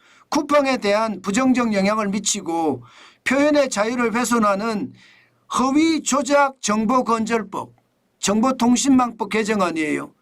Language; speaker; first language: Korean; native; Korean